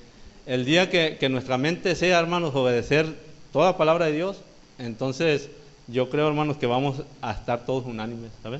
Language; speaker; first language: Spanish; native; Spanish